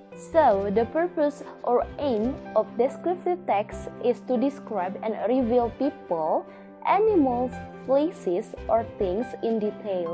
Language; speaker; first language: English; non-native, fluent; Indonesian